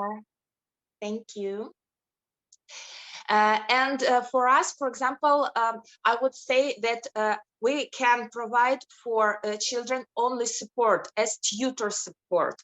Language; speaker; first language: English; non-native, fluent; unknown